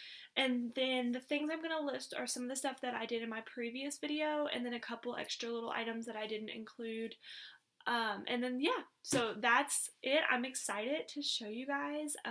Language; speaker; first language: English; native; English